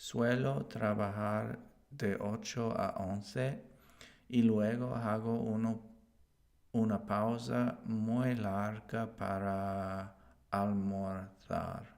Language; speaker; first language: Spanish; non-native, learner; English